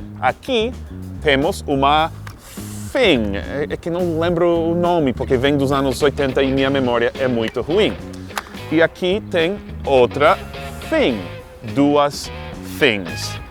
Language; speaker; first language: Portuguese; non-native, fluent; English